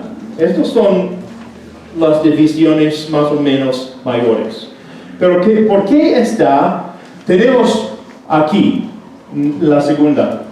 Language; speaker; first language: Spanish; non-native, fluent; English